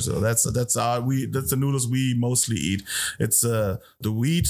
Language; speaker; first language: English; non-native, fluent; German